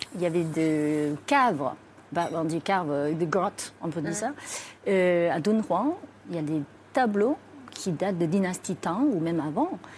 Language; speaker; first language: French; non-native, fluent; Chinese